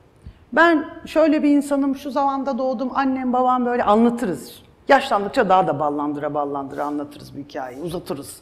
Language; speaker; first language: Turkish; native; Turkish